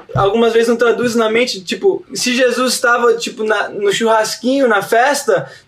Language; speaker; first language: Portuguese; early bilingual, heritage; Portuguese